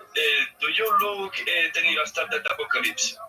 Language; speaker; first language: English; non-native, learner; Spanish